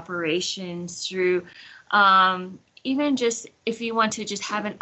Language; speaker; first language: English; native; English